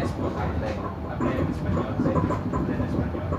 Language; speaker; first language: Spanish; non-native, learner; Indonesian